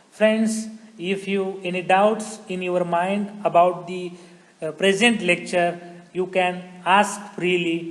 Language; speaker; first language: English; non-native, local second language; Marathi